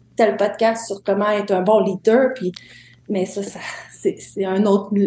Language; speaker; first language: French; native; French